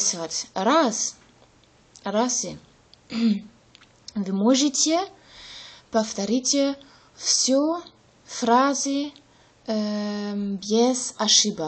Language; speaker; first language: Russian; non-native, learner; German